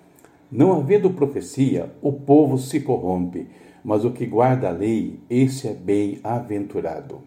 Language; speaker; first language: Portuguese; native; Portuguese